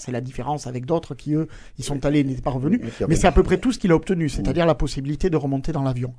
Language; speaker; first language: French; native; French